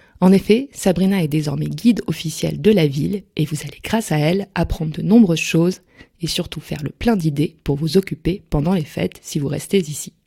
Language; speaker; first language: French; native; French